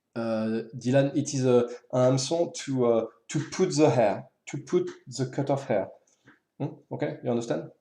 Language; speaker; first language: English; non-native, fluent; French